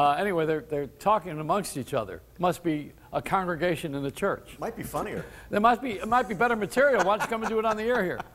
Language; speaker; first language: English; native; English